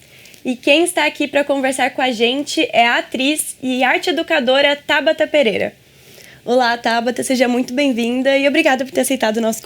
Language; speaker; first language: Portuguese; native; Portuguese